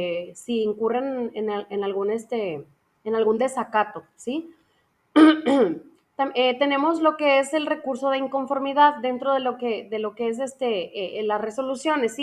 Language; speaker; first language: Spanish; native; Spanish